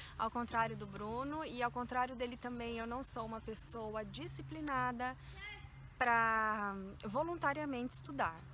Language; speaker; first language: Portuguese; native; Portuguese